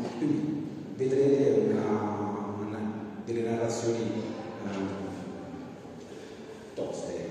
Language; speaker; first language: Italian; native; Italian